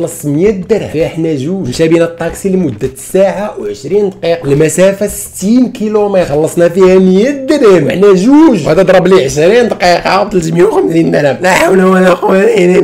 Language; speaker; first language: Arabic; native; Arabic